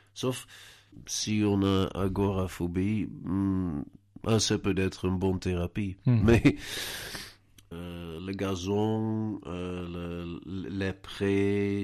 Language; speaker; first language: French; non-native, learner; Dutch